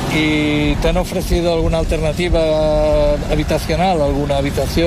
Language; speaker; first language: Spanish; native; Spanish